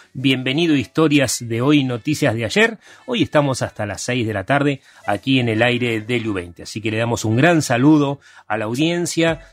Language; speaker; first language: Spanish; early bilingual, other home language; Hungarian